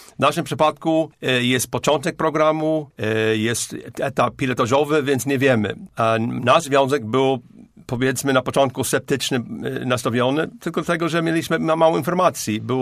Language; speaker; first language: Polish; non-native, fluent; English